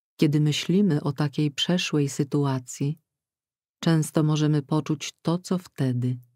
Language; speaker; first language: Polish; native; Polish